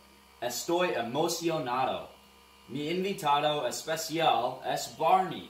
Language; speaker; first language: Spanish; non-native, learner; English